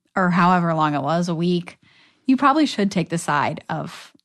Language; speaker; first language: English; native; English